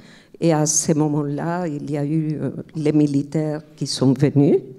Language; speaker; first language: French; non-native, fluent; Spanish